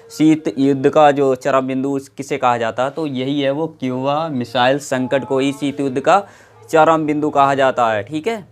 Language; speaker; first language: Hindi; native; Hindi